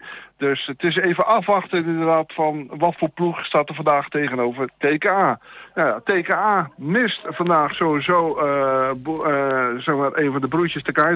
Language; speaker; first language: Dutch; native; Dutch